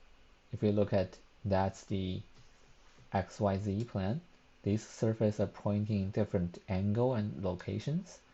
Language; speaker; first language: English; non-native, fluent; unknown